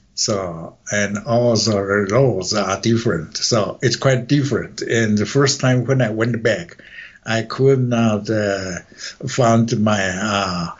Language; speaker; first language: English; non-native, fluent; Chinese